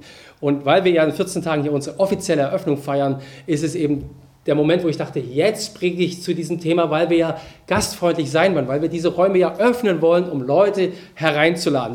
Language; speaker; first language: German; native; German